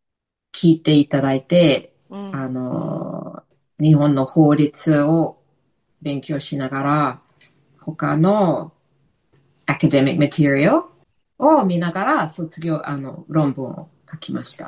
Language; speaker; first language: Japanese; non-native, fluent; English